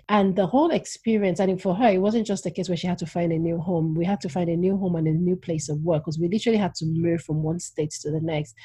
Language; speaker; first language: English; non-native, local second language; Yoruba